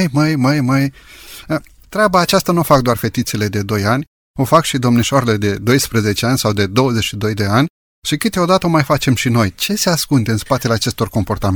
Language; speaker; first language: Romanian; native; Romanian